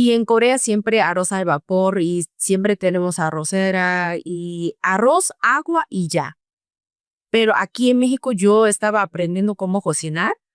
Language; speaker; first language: Spanish; non-native, fluent; Korean